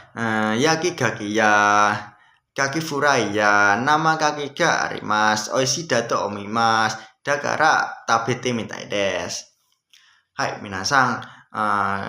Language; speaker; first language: Japanese; non-native, learner; Indonesian